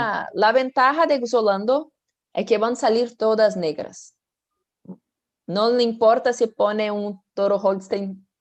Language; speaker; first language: Spanish; non-native, fluent; Portuguese